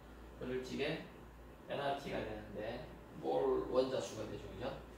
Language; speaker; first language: Korean; native; Korean